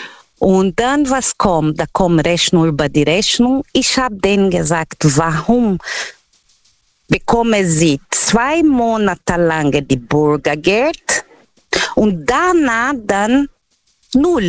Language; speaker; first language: German; non-native, learner; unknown